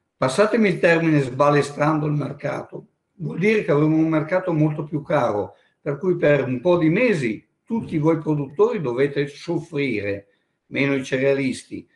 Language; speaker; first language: Italian; native; Italian